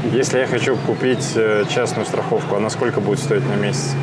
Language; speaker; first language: Russian; native; Russian